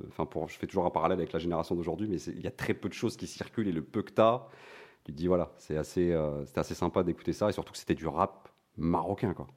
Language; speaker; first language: French; non-native, local second language; Arabic